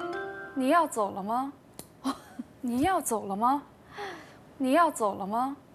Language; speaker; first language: Chinese; non-native, learner; Korean